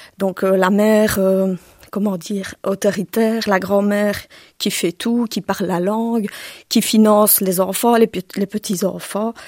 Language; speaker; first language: French; early bilingual, other home language; Turkish